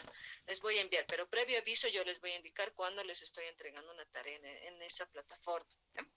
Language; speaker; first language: Spanish; native; Spanish